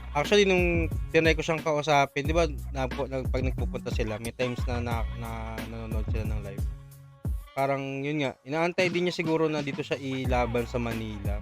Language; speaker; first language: Filipino; non-native, local second language; Cebuano